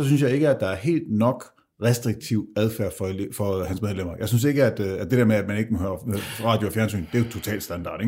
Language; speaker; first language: Danish; native; Danish